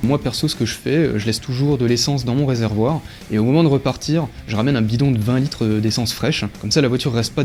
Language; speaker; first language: French; native; French